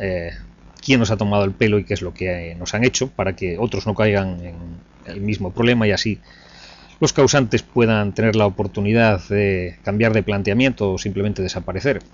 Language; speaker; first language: Spanish; native; Spanish